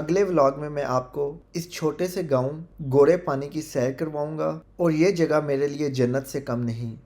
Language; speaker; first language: Urdu; non-native, local second language; Punjabi